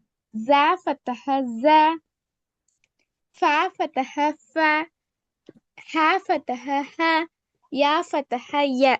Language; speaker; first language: Arabic; non-native, learner; Tamil